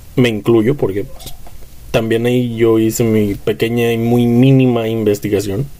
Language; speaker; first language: Spanish; early bilingual, heritage; Spanish